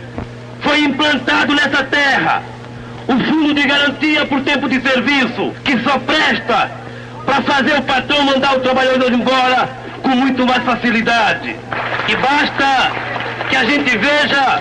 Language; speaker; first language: Portuguese; native; Portuguese